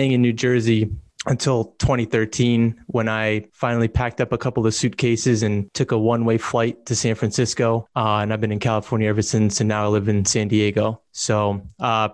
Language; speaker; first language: English; native; English